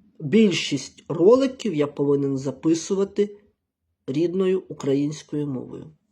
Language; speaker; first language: Ukrainian; native; Ukrainian